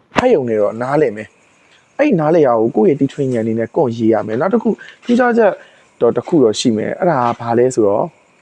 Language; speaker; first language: Burmese; native; Burmese